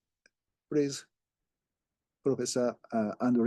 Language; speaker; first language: English; non-native, fluent; Japanese